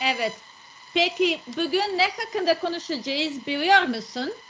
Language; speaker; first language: Turkish; non-native, learner; Serbian